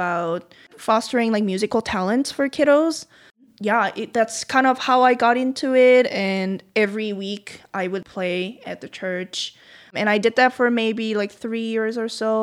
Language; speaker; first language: English; non-native, fluent; Korean